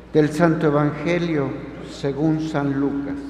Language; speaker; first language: Spanish; native; Spanish